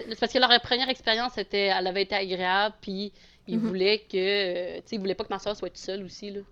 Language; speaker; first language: French; native; French